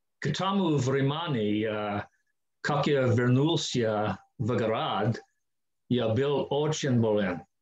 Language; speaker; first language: Russian; non-native, learner; English